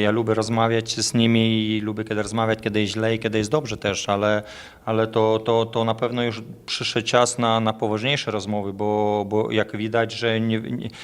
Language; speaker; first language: Polish; non-native, fluent; Lithuanian